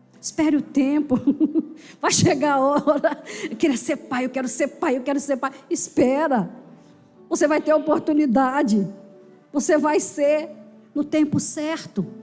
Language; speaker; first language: Portuguese; native; Portuguese